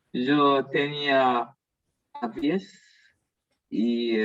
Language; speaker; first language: Spanish; non-native, learner; English